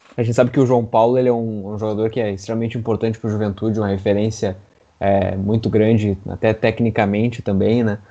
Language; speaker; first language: Portuguese; native; Portuguese